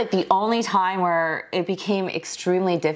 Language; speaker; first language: English; early bilingual, other home language; Korean